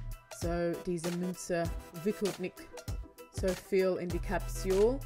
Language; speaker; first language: German; non-native, learner; English